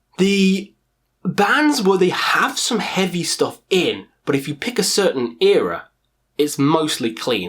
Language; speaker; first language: English; native; English